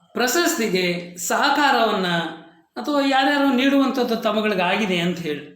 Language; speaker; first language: Kannada; native; Kannada